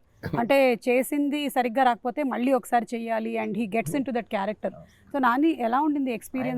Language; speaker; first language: Telugu; native; Telugu